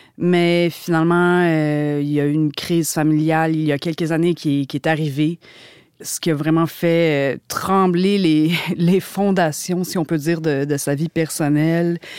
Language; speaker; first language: French; native; French